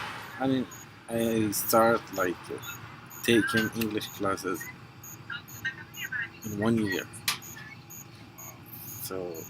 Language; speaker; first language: English; non-native, fluent; Arabic